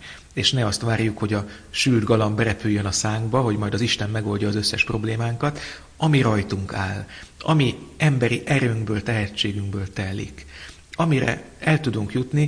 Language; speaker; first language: Hungarian; native; Hungarian